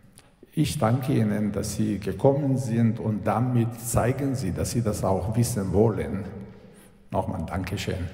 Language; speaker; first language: German; non-native, fluent; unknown